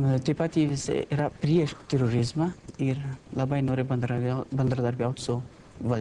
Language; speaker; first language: Lithuanian; non-native, learner; Persian